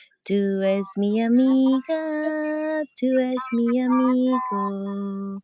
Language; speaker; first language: Spanish; non-native, learner; English